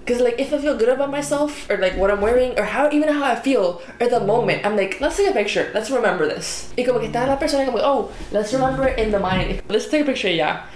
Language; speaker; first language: English; non-native, local second language; Spanish